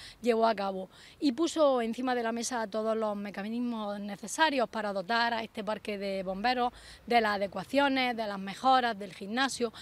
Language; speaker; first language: Spanish; native; Spanish